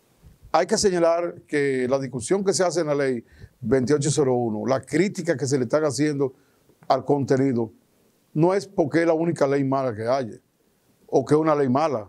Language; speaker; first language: Spanish; native; Spanish